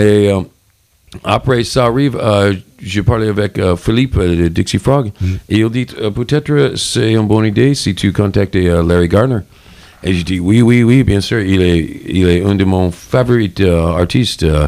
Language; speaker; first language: French; non-native, learner; English